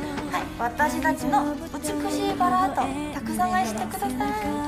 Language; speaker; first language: Japanese; non-native, learner; Korean